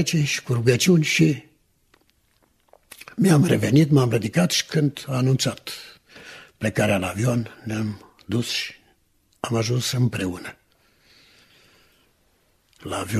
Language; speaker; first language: Romanian; native; Romanian